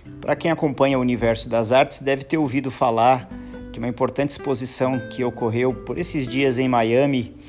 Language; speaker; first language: Portuguese; native; Portuguese